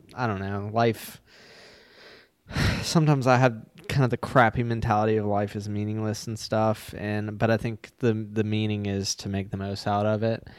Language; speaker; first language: English; native; English